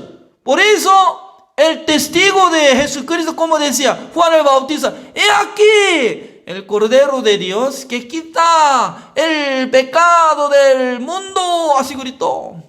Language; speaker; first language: Spanish; non-native, learner; Korean